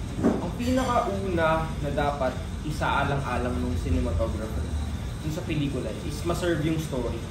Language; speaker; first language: Filipino; native; Filipino